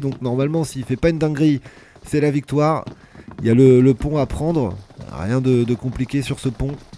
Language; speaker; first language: French; native; French